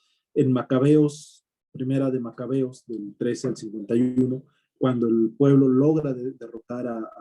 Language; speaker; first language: Spanish; native; Spanish